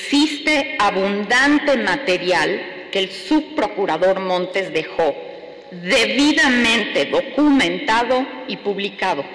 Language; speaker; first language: Spanish; native; Spanish